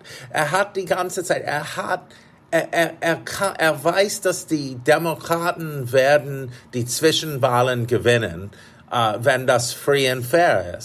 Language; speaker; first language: German; non-native, fluent; English